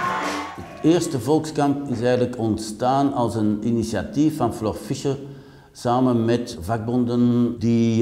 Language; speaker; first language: Dutch; native; Dutch